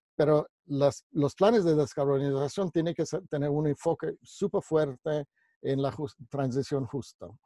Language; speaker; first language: Spanish; non-native, fluent; English